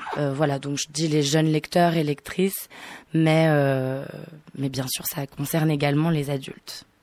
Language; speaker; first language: French; native; French